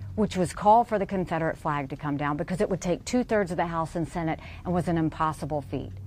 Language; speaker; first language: English; native; English